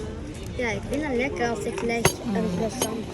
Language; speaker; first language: Dutch; early bilingual, other home language; Filipino